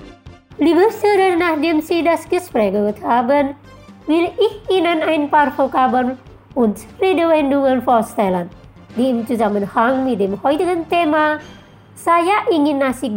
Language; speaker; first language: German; non-native, fluent; Indonesian